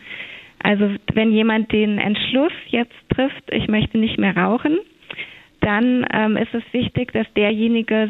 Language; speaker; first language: German; native; German